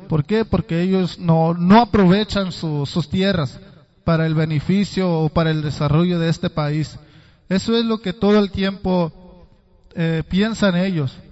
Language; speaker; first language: Spanish; non-native, local second language; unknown